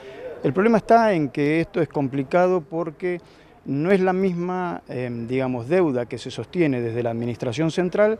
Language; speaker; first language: Spanish; native; Spanish